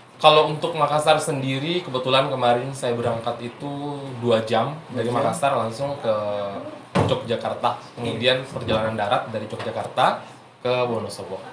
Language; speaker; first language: Indonesian; native; Indonesian